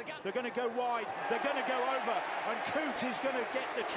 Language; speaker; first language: English; native; English